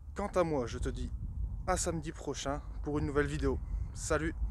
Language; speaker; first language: French; native; French